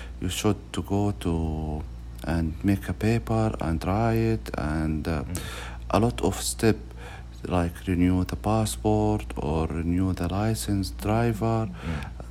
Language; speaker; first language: English; non-native, learner; Arabic